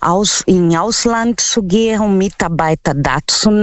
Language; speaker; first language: German; non-native, learner; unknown